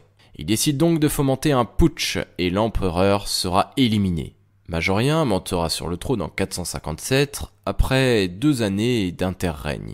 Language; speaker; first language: French; native; French